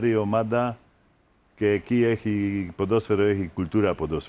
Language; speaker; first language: Greek; non-native, fluent; Polish